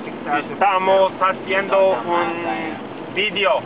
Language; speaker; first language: Spanish; non-native, learner; English